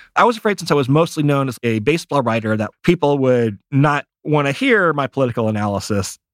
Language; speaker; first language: English; native; English